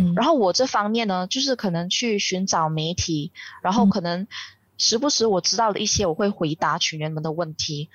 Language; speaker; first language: Chinese; native; Chinese